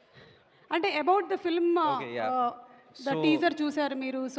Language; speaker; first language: Telugu; native; Telugu